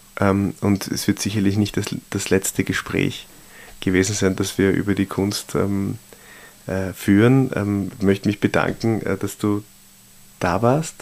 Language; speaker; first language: German; native; German